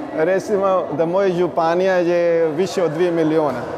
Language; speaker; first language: Croatian; non-native, learner; Punjabi